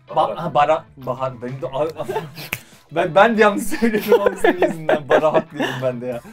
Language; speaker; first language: Turkish; native; Turkish